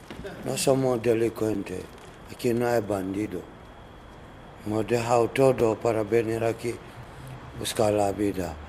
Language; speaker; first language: Spanish; non-native, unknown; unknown